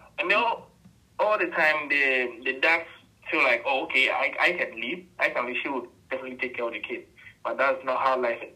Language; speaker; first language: English; non-native, local second language; Akan